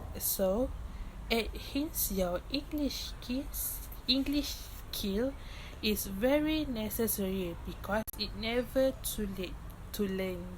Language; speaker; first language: English; non-native, local second language; Malay